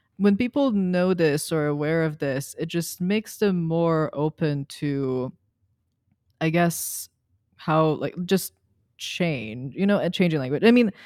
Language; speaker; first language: English; early bilingual, other home language; Serbian